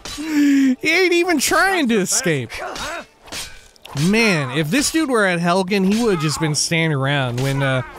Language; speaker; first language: English; native; English